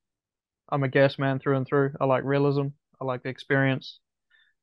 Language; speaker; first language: English; native; English